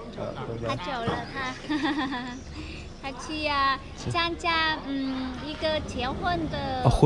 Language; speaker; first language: Chinese; non-native, learner; Vietnamese